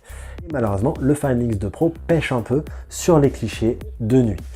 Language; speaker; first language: French; native; French